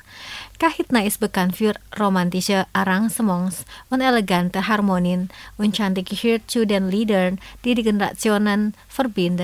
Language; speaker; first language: German; non-native, learner; Indonesian